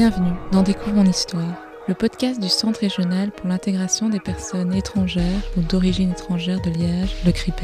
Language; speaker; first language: French; native; French